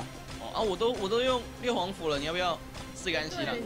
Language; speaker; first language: Chinese; native; Chinese